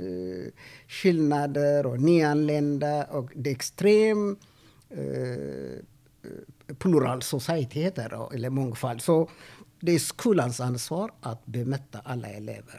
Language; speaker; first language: Swedish; non-native, fluent; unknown